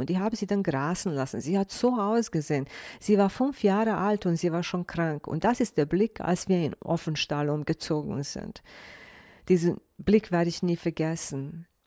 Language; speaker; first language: German; non-native, fluent; Bosnian